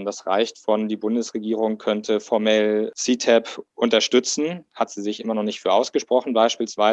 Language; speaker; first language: German; native; German